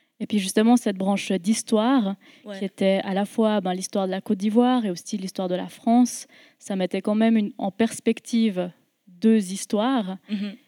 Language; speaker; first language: French; native; French